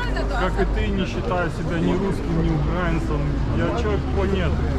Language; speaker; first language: Russian; native; Russian